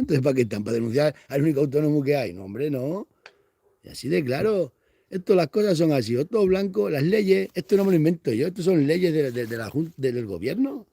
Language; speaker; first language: Spanish; native; Spanish